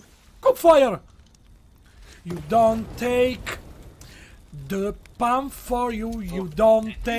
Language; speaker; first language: English; non-native, learner; Italian